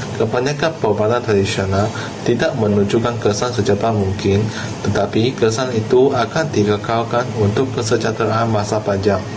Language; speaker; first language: Malay; non-native, local second language; Chinese